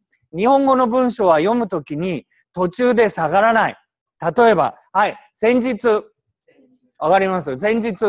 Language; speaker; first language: Japanese; native; Japanese